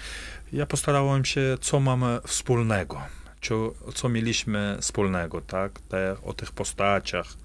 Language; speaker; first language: Polish; non-native, fluent; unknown